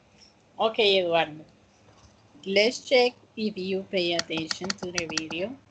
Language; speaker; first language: English; non-native, fluent; Spanish